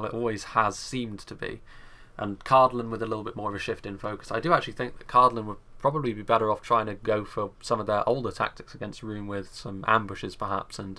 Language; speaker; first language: English; native; English